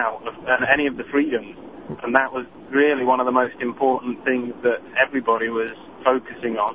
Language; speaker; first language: English; native; English